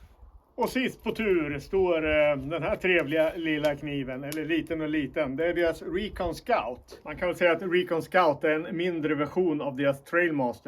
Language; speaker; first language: Swedish; native; Swedish